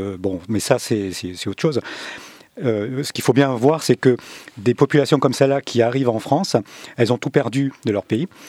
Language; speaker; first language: French; early bilingual, other home language; Vietnamese